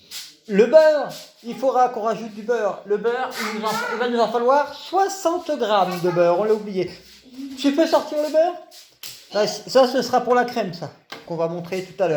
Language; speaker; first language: French; native; French